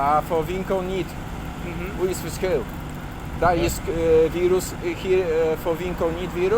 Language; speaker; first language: Dutch; non-native, learner; Polish